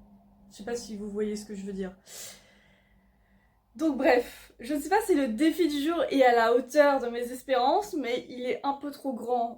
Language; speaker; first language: French; native; French